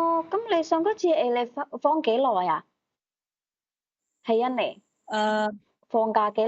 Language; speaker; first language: Cantonese; native; Cantonese